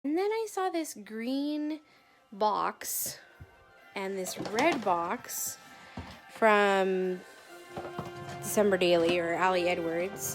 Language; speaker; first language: English; native; English